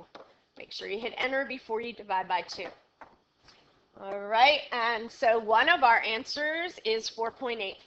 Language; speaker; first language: English; native; English